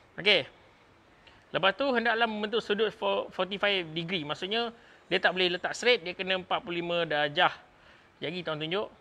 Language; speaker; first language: Malay; native; Malay